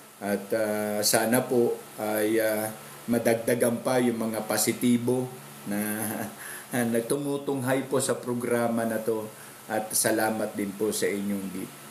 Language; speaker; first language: Filipino; non-native, local second language; Cebuano